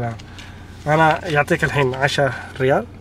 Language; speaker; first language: Arabic; non-native, learner; Somali